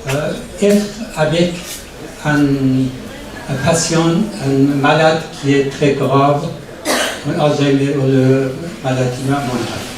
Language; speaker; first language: French; non-native, learner; Persian